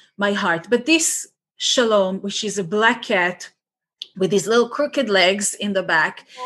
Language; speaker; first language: English; non-native, fluent; Hebrew